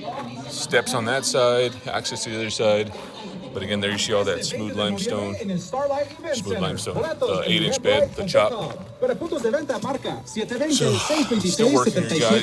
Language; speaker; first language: English; native; English